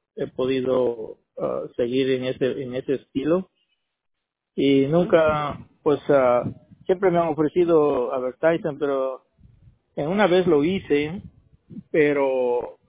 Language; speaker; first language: Spanish; native; Spanish